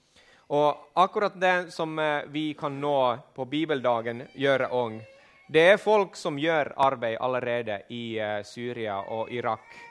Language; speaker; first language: Norwegian; non-native, fluent; Finnish